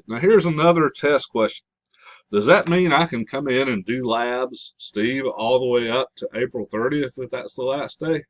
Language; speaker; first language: English; native; English